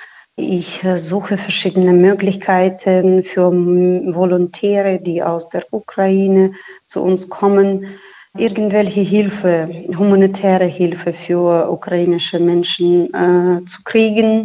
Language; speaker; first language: German; non-native, fluent; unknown